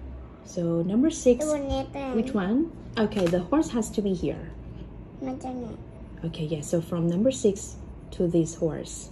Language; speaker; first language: English; non-native, fluent; Thai